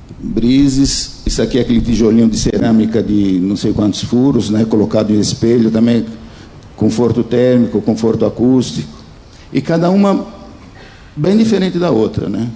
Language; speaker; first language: Portuguese; early bilingual, other home language; Italian